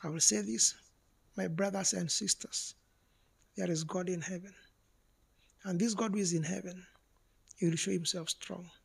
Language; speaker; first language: English; non-native, local second language; Kikuyu